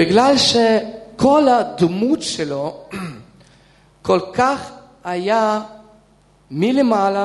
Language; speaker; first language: Hebrew; non-native, fluent; Russian